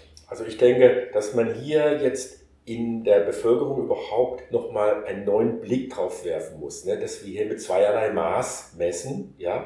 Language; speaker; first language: German; native; German